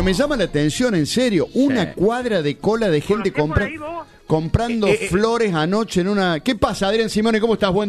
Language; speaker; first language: Spanish; native; Spanish